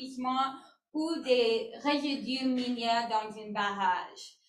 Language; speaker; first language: French; non-native, learner; English